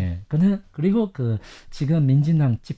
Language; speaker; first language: Korean; non-native, fluent; Chinese